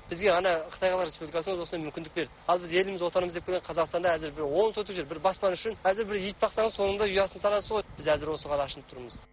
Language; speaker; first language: Kazakh; early bilingual, heritage; Kazakh